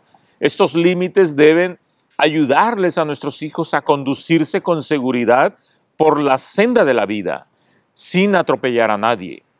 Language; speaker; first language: Spanish; native; Spanish